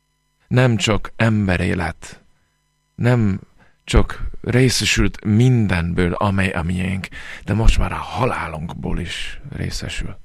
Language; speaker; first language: Hungarian; non-native, fluent; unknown